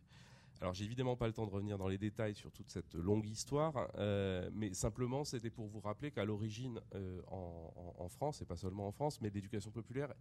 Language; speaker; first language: French; native; French